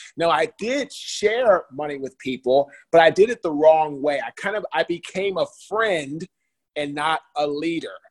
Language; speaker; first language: English; native; English